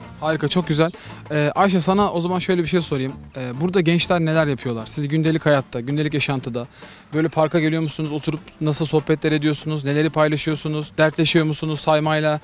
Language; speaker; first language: Turkish; native; Turkish